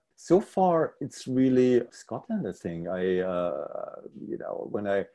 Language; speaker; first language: English; non-native, fluent; German